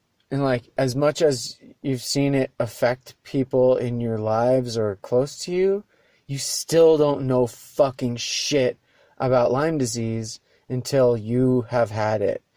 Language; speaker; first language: English; native; English